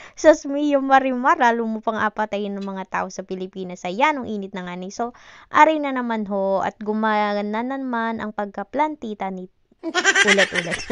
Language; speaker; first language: Filipino; non-native, local second language; Hiligaynon